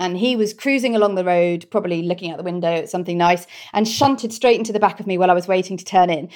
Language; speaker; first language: English; native; English